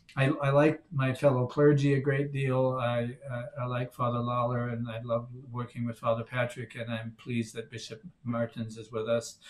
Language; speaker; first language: English; native; English